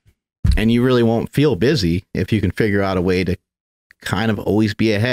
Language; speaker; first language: English; native; English